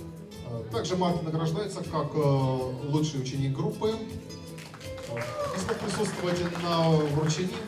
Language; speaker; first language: Russian; native; Russian